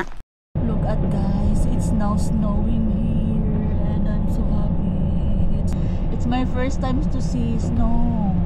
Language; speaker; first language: English; non-native, learner; Filipino